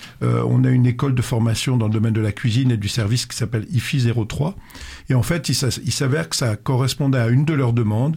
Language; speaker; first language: French; native; French